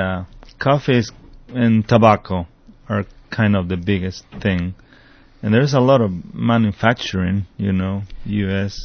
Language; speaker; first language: English; non-native, fluent; Spanish